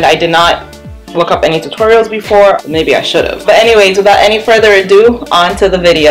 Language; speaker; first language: English; native; English